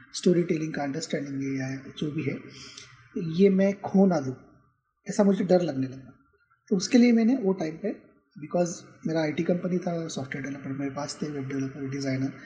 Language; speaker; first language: Hindi; non-native, local second language; Marathi